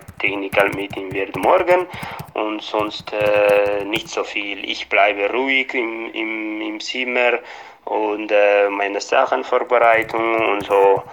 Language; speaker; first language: German; non-native, fluent; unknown